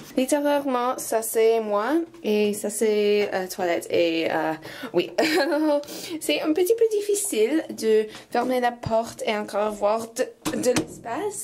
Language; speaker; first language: French; non-native, learner; English